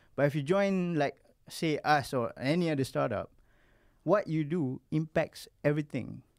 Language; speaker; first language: English; non-native, local second language; Malay